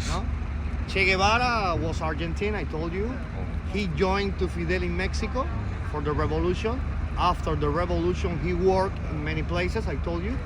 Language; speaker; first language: English; non-native, fluent; Spanish